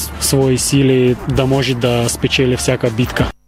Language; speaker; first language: Bulgarian; early bilingual, heritage; Bulgarian